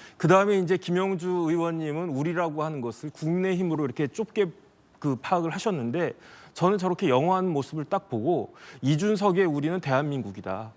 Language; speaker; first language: Korean; native; Korean